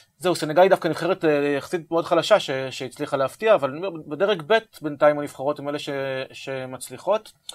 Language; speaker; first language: Hebrew; native; Hebrew